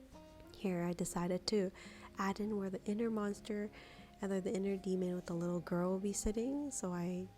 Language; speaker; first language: English; native; English